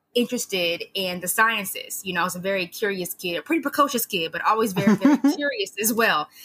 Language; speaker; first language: English; native; English